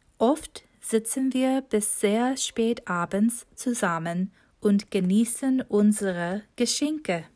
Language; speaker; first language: German; non-native, fluent; English